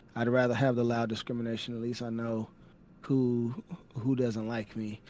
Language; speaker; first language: English; native; English